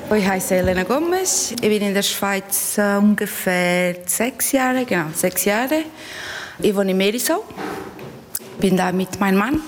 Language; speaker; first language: German; non-native, learner; Portuguese